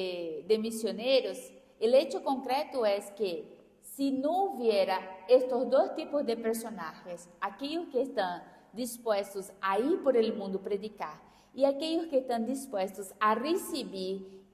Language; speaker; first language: Spanish; non-native, fluent; Portuguese